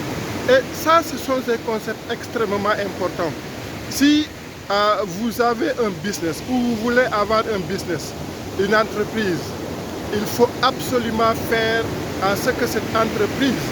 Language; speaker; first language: French; non-native, local second language; Wolof